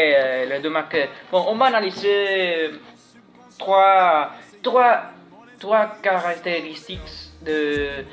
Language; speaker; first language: French; non-native, learner; Spanish